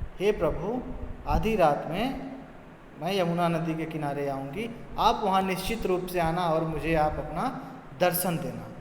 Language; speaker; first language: Hindi; native; Hindi